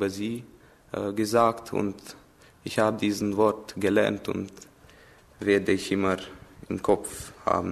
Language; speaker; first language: German; non-native, fluent; Romanian